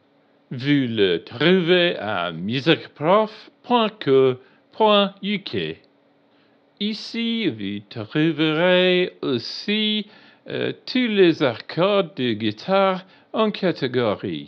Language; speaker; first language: French; non-native, learner; English